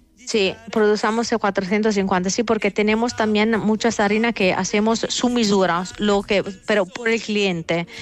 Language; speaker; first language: Spanish; non-native, fluent; Italian